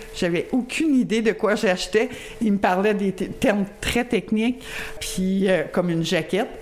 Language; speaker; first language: French; native; French